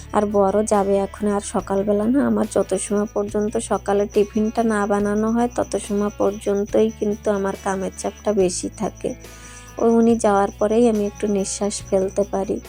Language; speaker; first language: Bangla; non-native, local second language; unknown